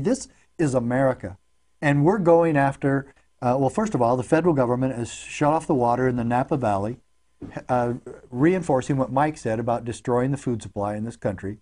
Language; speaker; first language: English; native; English